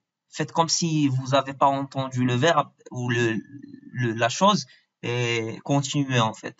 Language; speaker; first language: French; non-native, local second language; Arabic